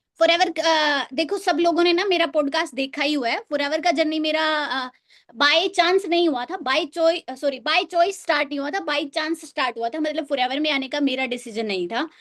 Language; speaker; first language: Hindi; native; Hindi